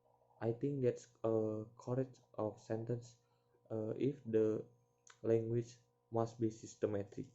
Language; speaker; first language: English; non-native, learner; Indonesian